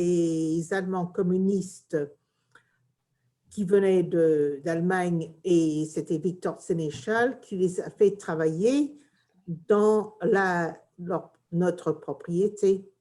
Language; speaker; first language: French; early bilingual, heritage; English